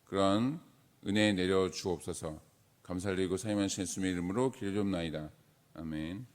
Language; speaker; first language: Korean; native; Korean